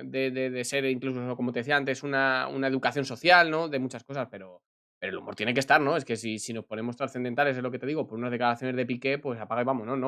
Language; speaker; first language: Spanish; native; Spanish